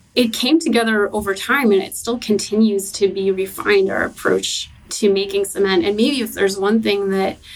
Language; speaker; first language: English; native; English